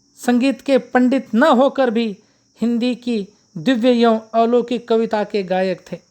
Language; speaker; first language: Hindi; non-native, local second language; Marathi